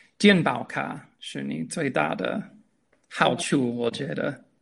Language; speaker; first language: Chinese; non-native, fluent; English